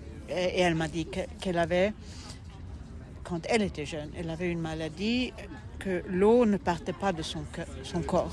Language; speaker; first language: French; non-native, fluent; German